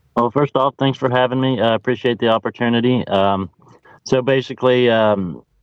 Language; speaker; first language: English; native; English